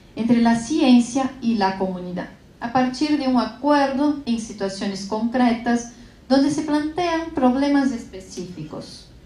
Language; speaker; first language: Spanish; non-native, fluent; Portuguese